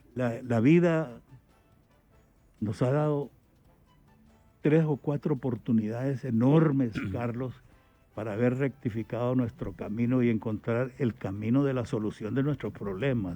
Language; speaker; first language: Spanish; native; Spanish